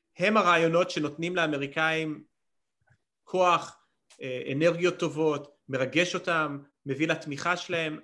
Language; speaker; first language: Hebrew; early bilingual, other home language; English